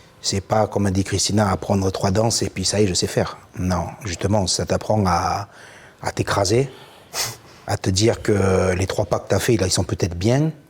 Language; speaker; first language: French; native; French